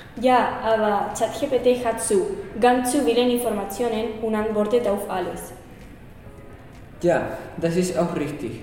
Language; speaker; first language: German; non-native, learner; Spanish